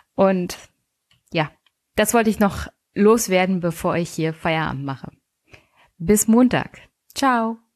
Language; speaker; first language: German; native; German